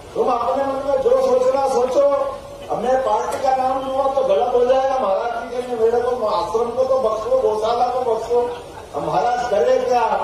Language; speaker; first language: Hindi; native; Hindi